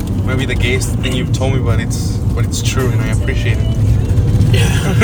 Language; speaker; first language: English; early bilingual, other home language; Spanish